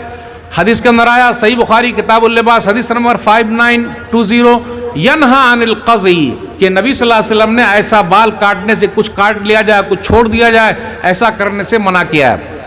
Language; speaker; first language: Hindi; native; Hindi